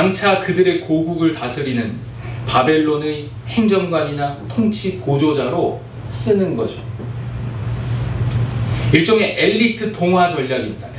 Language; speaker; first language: Korean; native; Korean